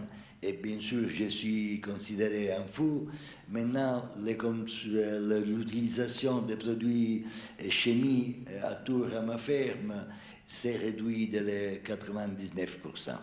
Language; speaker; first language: French; non-native, fluent; Italian